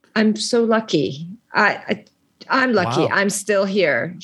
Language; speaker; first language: English; early bilingual, other home language; Persian